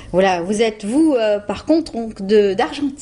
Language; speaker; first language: French; native; French